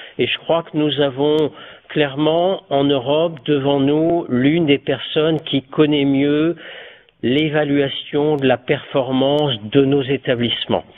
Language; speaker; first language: French; native; French